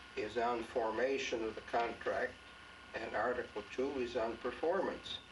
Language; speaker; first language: English; native; English